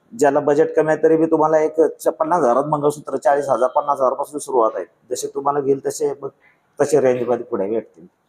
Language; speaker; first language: Marathi; native; Marathi